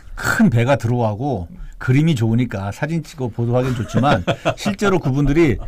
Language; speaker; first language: Korean; native; Korean